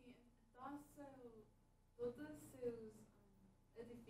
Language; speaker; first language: Portuguese; non-native, learner; English